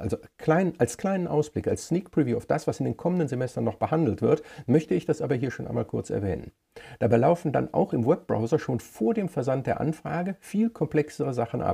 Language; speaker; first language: German; native; German